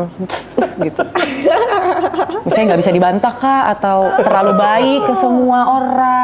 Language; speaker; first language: Indonesian; native; Indonesian